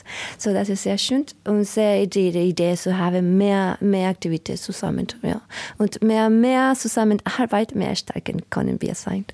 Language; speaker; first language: German; non-native, learner; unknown